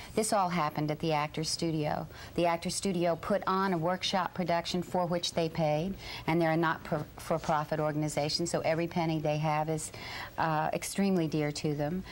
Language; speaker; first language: English; native; English